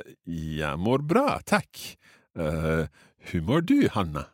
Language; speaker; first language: Swedish; non-native, learner; English